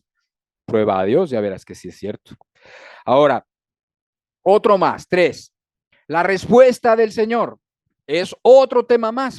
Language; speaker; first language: Spanish; native; Spanish